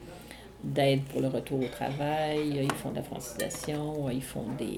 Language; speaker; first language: French; native; French